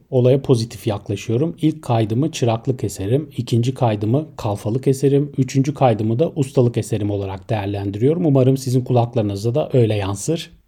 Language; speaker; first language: Turkish; native; Turkish